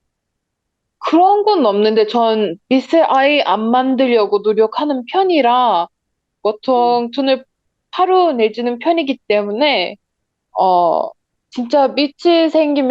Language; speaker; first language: Korean; non-native, learner; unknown